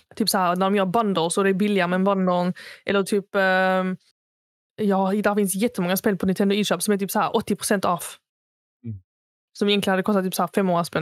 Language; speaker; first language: Swedish; native; Swedish